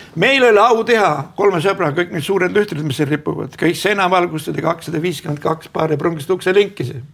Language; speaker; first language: Estonian; native; Estonian